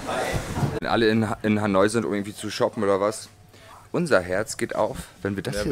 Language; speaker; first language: German; native; German